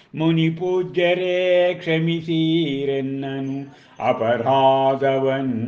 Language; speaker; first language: Kannada; native; Kannada